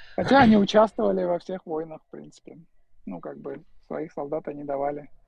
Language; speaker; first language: Russian; native; Russian